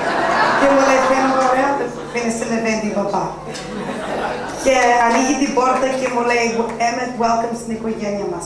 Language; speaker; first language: Greek; early bilingual, heritage; Greek